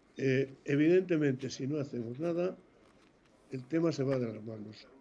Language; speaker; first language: Spanish; native; Spanish